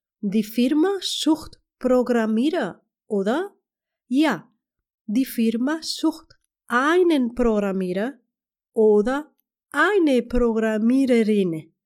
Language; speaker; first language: German; non-native, fluent; Spanish